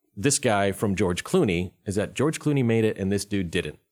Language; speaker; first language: English; native; English